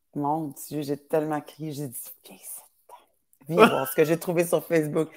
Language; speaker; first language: French; native; French